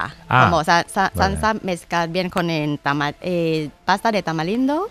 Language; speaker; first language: Spanish; non-native, learner; Thai